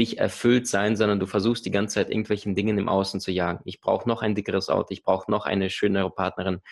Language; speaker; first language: German; early bilingual, other home language; Russian